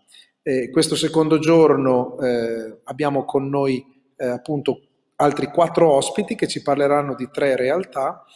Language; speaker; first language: Italian; native; Italian